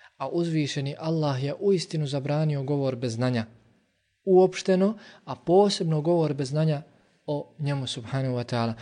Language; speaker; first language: Bosnian; native; Bosnian